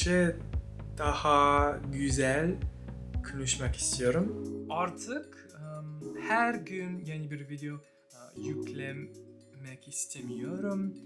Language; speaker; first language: Turkish; non-native, learner; English